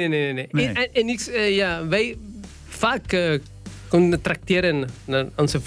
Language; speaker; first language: Dutch; non-native, learner; Spanish